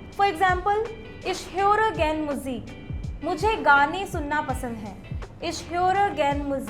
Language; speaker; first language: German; non-native, fluent; Hindi